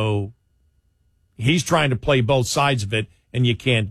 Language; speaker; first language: English; native; English